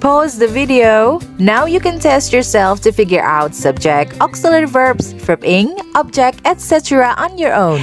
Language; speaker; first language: English; non-native, fluent; Indonesian